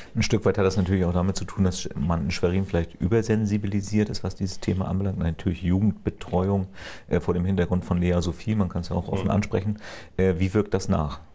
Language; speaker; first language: German; native; German